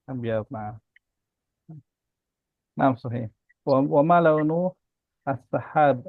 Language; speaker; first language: Arabic; non-native, fluent; Indonesian